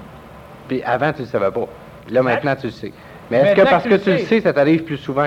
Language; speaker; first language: French; native; French